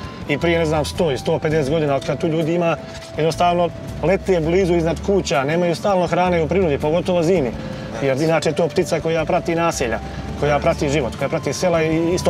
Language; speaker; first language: Croatian; native; Croatian